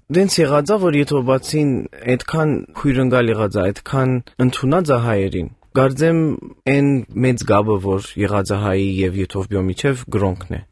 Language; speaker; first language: Armenian; early bilingual, heritage; Armenian